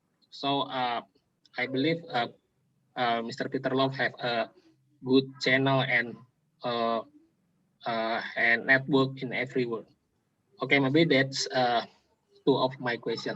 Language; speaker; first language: English; non-native, local second language; Indonesian